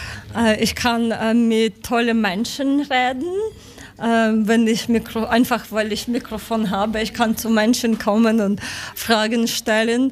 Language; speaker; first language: German; non-native, learner; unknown